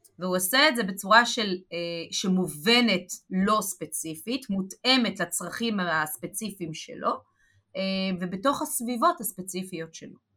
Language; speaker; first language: Hebrew; native; Hebrew